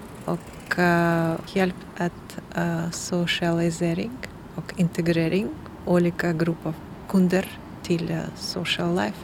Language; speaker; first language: Swedish; non-native, learner; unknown